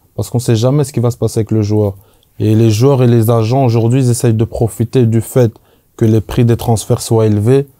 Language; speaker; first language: French; native; French